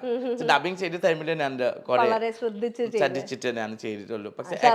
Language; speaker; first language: Malayalam; non-native, fluent; Assamese